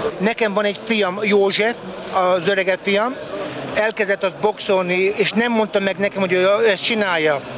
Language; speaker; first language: Hungarian; early bilingual, heritage; Hungarian